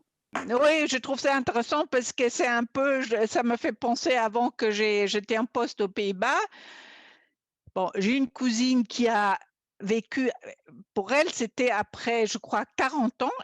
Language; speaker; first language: French; non-native, fluent; German